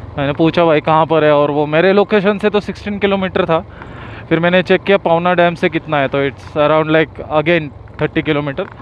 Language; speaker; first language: Hindi; non-native, local second language; Marathi